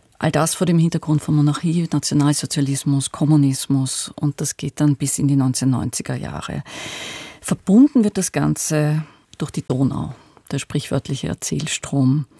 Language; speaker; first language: German; native; German